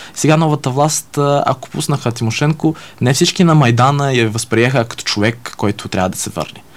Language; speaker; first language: Bulgarian; early bilingual, heritage; Bulgarian